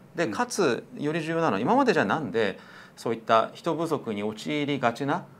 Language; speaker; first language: Japanese; native; Japanese